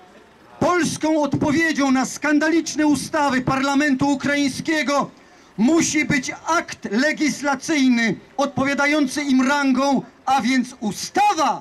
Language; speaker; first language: Polish; native; Polish